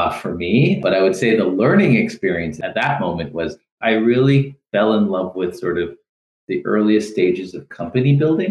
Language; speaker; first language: English; native; English